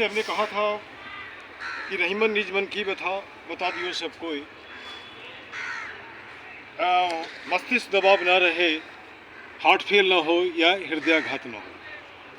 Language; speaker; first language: Hindi; native; Hindi